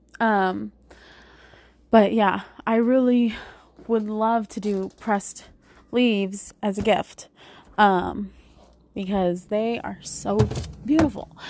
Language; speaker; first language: English; native; English